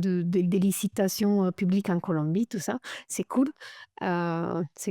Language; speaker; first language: French; non-native, fluent; Romanian